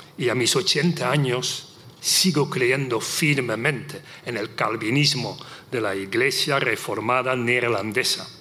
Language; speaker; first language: Spanish; non-native, fluent; Dutch